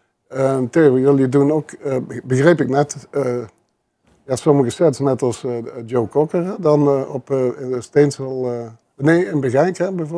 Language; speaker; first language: Dutch; native; Dutch